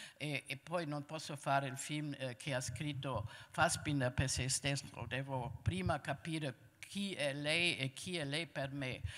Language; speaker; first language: Italian; non-native, fluent; German